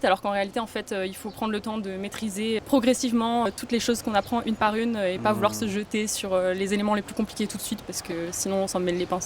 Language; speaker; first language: French; native; French